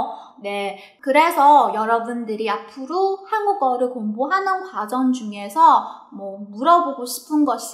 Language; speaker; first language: Korean; non-native, fluent; Chinese